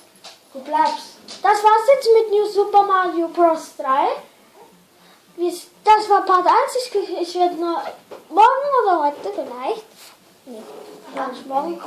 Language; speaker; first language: German; native; German